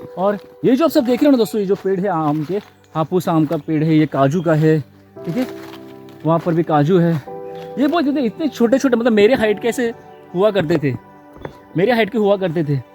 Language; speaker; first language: Hindi; non-native, local second language; Marathi